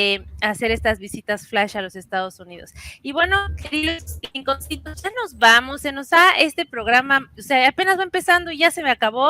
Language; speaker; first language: Spanish; native; Spanish